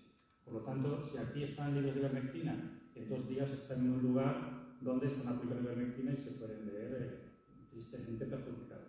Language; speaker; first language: Spanish; native; Spanish